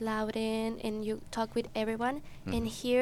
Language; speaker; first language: English; non-native, learner; Spanish